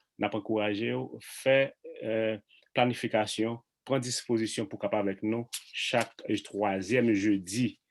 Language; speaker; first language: Haitian Creole; native; Haitian Creole